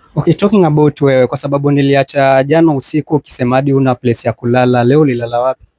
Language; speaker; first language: Swahili; native; Swahili